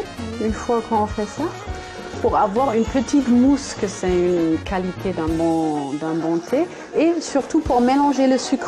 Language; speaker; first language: French; non-native, fluent; German